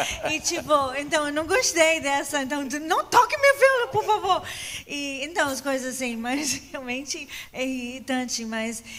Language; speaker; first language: Portuguese; non-native, fluent; English